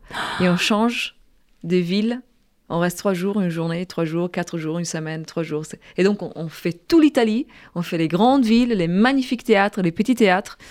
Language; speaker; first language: French; non-native, fluent; Italian